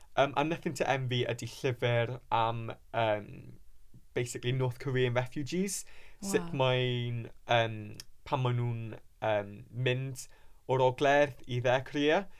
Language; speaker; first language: Welsh; non-native, local second language; English